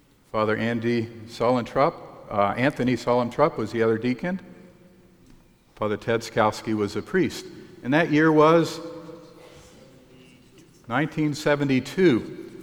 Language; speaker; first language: English; native; English